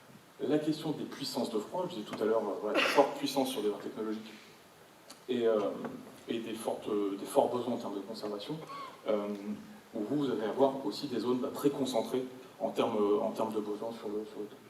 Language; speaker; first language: French; native; French